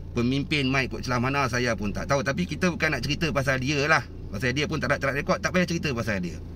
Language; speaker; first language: Malay; native; Malay